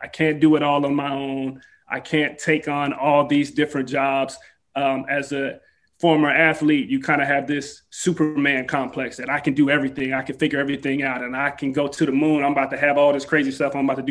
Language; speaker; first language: English; native; English